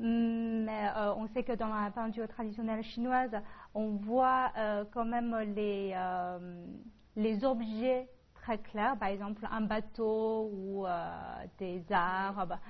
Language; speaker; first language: French; non-native, fluent; Chinese